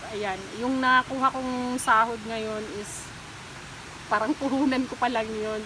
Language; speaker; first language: Filipino; non-native, local second language; Waray